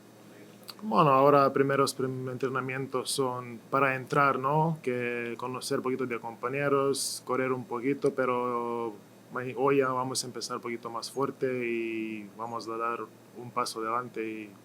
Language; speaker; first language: Spanish; non-native, learner; Lithuanian